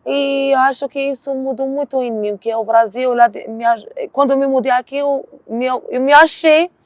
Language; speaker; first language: Portuguese; non-native, learner; Arabic